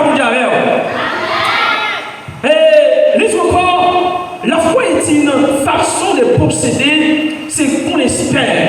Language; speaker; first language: French; non-native, local second language; Haitian Creole